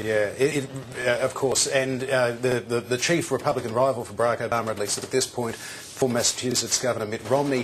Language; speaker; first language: English; native; English